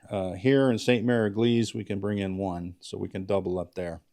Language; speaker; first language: English; native; English